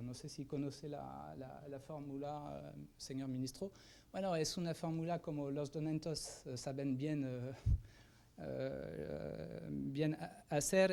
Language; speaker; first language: Spanish; non-native, fluent; French